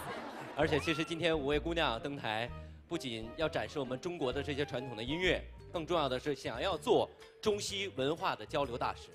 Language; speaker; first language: Chinese; native; Chinese